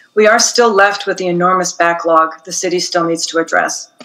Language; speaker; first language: English; native; English